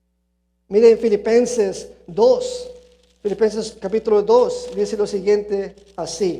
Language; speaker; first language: Spanish; early bilingual, heritage; Spanish